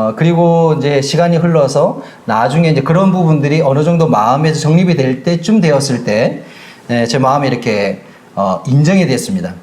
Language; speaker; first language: Korean; native; Korean